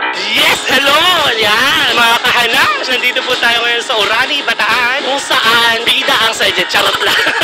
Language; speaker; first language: Filipino; native; Filipino